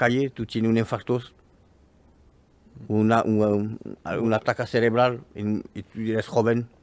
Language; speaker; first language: Spanish; non-native, learner; French